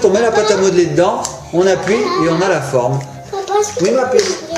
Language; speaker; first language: French; native; French